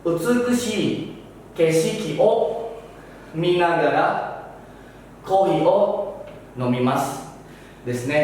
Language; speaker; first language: Japanese; non-native, fluent; Indonesian